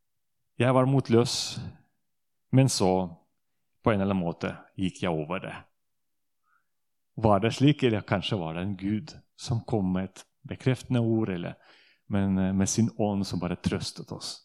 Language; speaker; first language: Norwegian; non-native, fluent; Russian